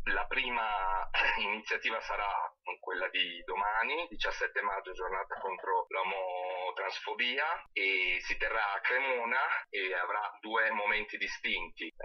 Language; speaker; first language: Italian; native; Italian